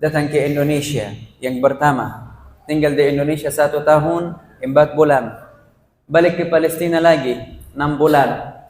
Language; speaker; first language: Indonesian; non-native, fluent; Arabic